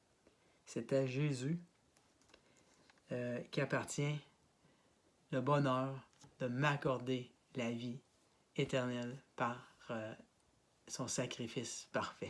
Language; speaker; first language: French; native; French